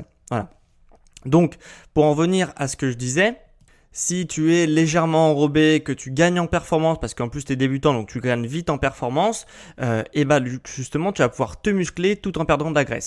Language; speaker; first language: French; native; French